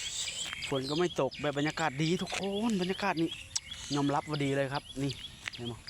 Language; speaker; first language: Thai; non-native, local second language; Northeastern Thai